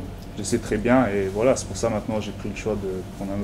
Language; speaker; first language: French; non-native, local second language; Luxembourgish